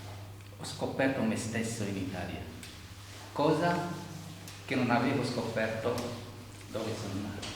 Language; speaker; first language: Italian; non-native, fluent; Arabic